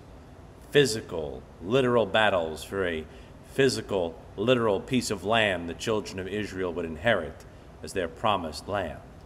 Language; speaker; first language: English; native; English